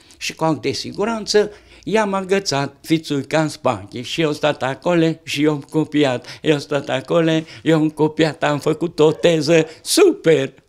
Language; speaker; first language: Romanian; native; Romanian